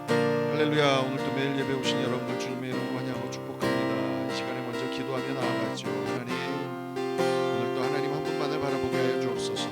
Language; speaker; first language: Korean; native; Korean